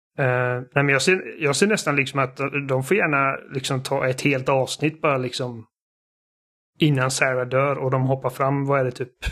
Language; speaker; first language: Swedish; native; Swedish